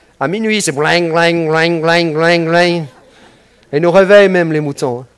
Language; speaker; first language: French; non-native, fluent; Portuguese